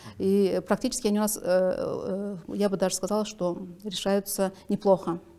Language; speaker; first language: Russian; native; Russian